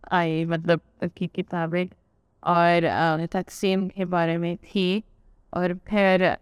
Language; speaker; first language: Urdu; non-native, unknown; English